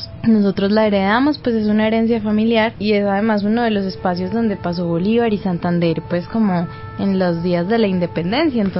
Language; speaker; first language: Spanish; native; Spanish